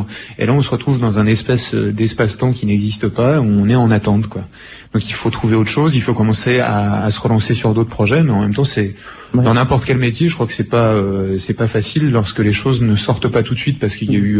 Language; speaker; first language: French; native; French